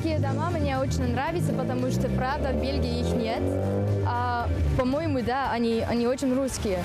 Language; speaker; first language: Russian; non-native, learner; Dutch